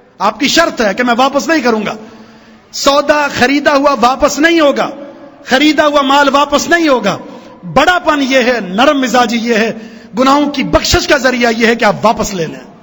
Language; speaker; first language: Urdu; native; Urdu